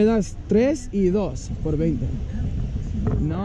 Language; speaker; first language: Spanish; non-native, learner; English